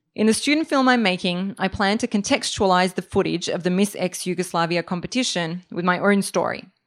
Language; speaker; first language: English; native; English